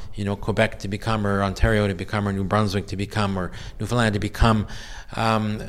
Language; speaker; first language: English; native; English